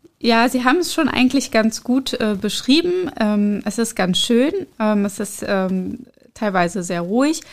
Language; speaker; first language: German; early bilingual, other home language; Arabic